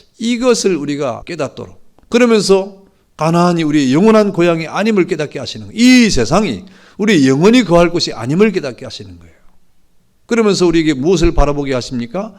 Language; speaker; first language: Korean; native; Korean